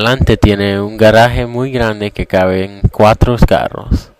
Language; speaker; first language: Spanish; non-native, learner; English